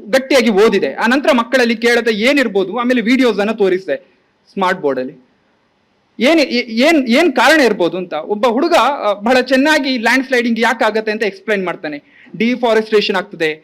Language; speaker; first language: Kannada; native; Kannada